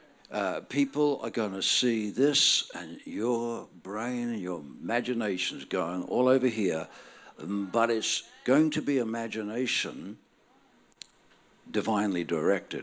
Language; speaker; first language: English; native; English